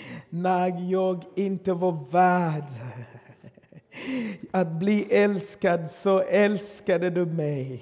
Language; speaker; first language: Swedish; non-native, fluent; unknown